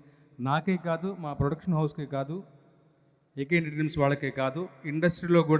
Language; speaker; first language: Telugu; native; Telugu